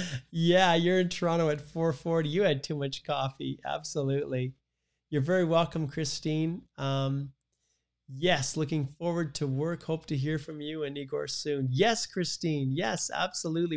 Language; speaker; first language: English; native; English